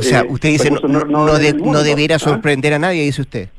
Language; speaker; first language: Spanish; native; Spanish